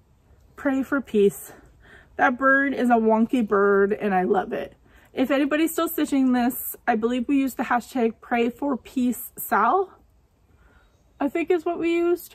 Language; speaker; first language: English; native; English